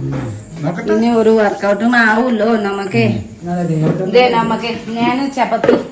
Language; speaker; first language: Malayalam; non-native, fluent; Nepali